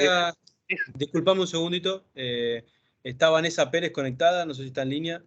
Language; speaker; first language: Spanish; native; Spanish